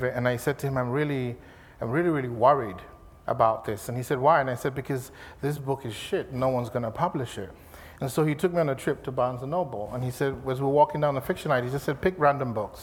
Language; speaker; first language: English; non-native, local second language; Igbo